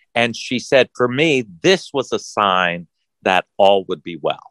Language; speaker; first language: English; native; English